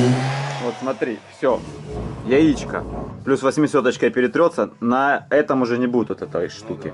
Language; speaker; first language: Russian; native; Russian